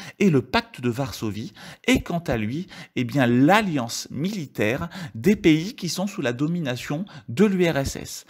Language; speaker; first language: French; native; French